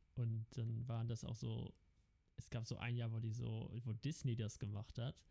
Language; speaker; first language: German; early bilingual, other home language; Dutch